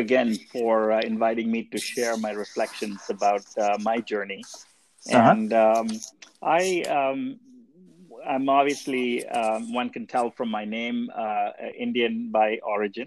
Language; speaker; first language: English; non-native, local second language; Tamil